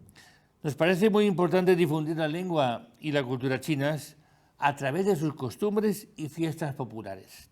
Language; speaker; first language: Spanish; native; Spanish